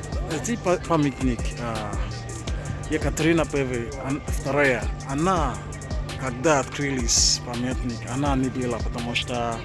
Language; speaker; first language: Russian; non-native, learner; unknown